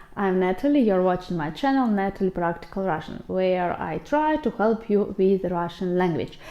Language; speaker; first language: English; non-native, fluent; Russian